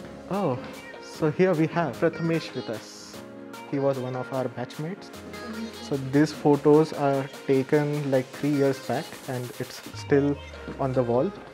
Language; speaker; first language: English; non-native, local second language; Marathi